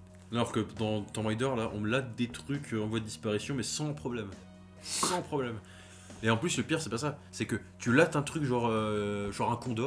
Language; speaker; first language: French; native; French